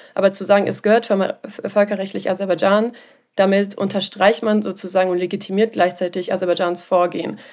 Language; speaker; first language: German; native; German